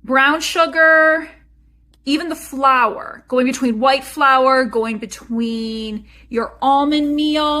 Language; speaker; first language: English; native; English